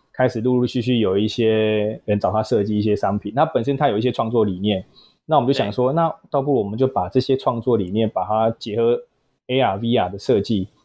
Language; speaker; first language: Chinese; native; Chinese